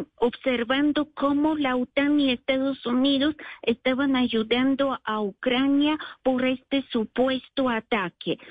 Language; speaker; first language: Spanish; non-native, fluent; Bulgarian